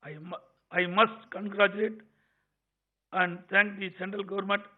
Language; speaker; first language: English; non-native, local second language; Tamil